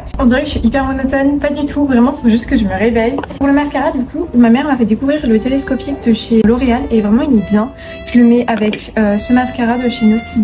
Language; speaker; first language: French; native; French